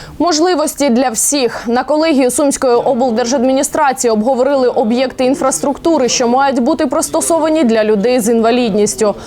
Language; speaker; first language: Ukrainian; native; Ukrainian